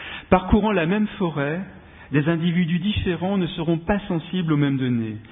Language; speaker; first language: French; native; French